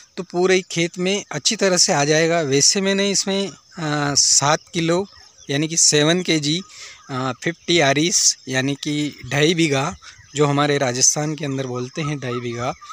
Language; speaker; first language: Hindi; native; Hindi